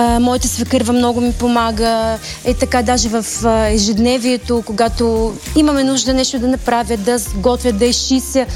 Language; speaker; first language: Bulgarian; early bilingual, heritage; Bulgarian